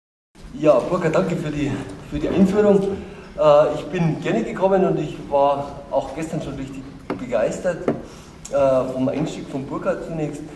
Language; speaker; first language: German; native; German